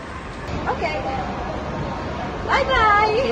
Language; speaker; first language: English; non-native, fluent; Italian